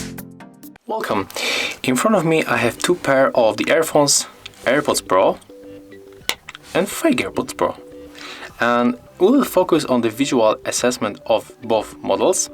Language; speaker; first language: English; non-native, fluent; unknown